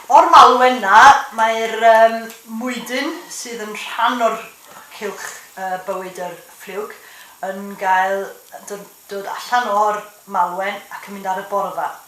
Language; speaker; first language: Welsh; native; Welsh